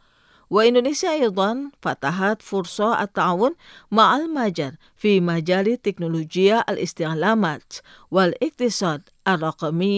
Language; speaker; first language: Arabic; non-native, fluent; Indonesian